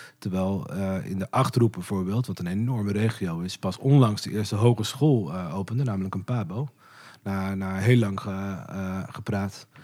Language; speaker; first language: Dutch; native; Dutch